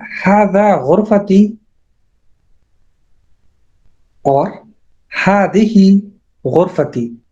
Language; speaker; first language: Arabic; non-native, fluent; Urdu